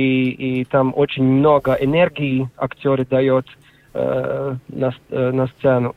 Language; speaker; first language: Russian; non-native, local second language; Latvian